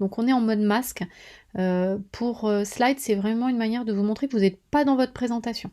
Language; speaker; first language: French; native; French